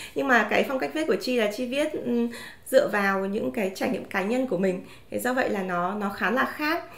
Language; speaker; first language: Vietnamese; native; Vietnamese